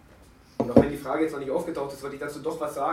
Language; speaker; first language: German; native; German